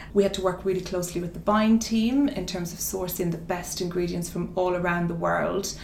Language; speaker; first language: English; native; English